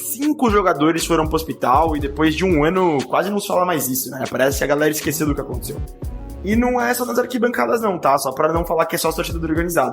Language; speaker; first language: Portuguese; native; Portuguese